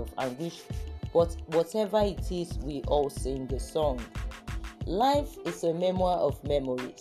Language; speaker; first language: English; non-native, local second language; Yoruba